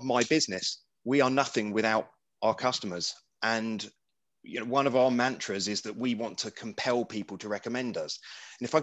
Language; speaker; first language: English; native; English